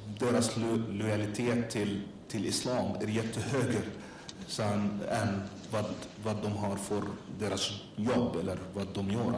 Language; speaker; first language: Swedish; non-native, learner; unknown